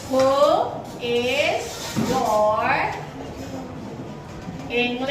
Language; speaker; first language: English; non-native, learner; Indonesian